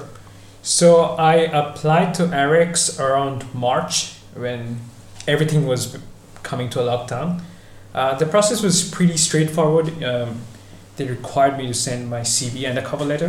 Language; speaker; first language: English; non-native, local second language; Bangla